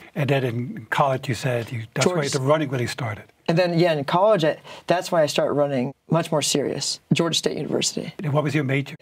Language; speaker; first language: English; native; English